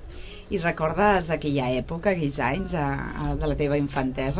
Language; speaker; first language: Catalan; native; Catalan